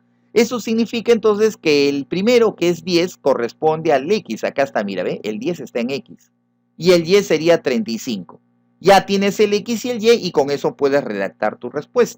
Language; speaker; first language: Spanish; native; Spanish